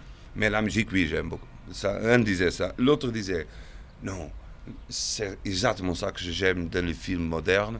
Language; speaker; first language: French; non-native, fluent; Portuguese